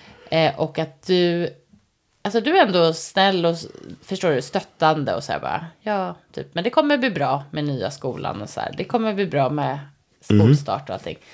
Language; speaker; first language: Swedish; native; Swedish